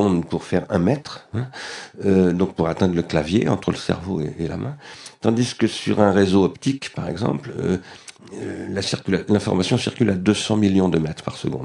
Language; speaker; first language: French; native; French